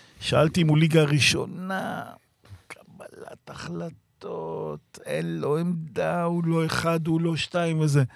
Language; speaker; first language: Hebrew; native; Hebrew